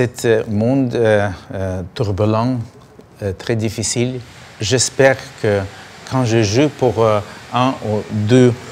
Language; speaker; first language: French; non-native, learner; Russian